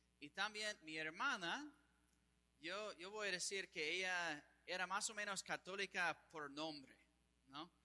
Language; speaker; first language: Spanish; non-native, fluent; English